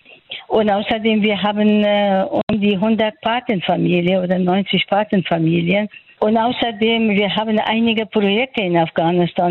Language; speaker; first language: German; non-native, fluent; Persian